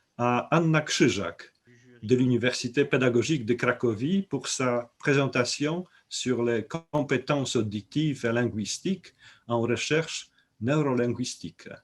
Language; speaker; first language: French; non-native, fluent; Polish